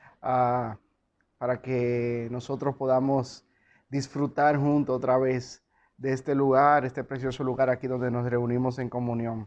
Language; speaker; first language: Spanish; native; Spanish